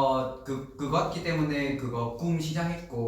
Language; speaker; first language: Korean; non-native, learner; Vietnamese